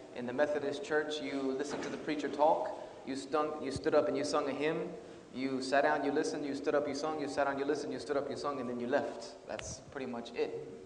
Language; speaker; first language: English; native; English